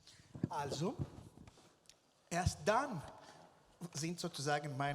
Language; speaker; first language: German; non-native, fluent; Greek